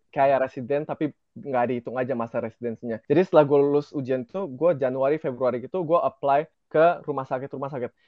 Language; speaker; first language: Indonesian; native; Indonesian